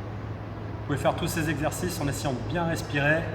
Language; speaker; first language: French; native; French